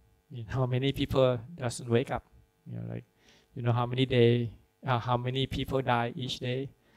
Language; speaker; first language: English; non-native, fluent; Thai